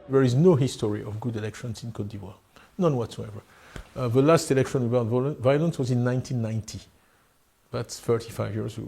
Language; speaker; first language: English; non-native, fluent; French